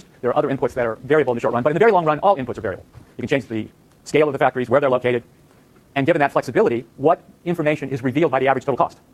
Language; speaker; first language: English; native; English